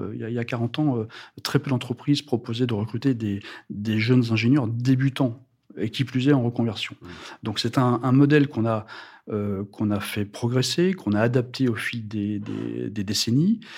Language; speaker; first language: French; native; French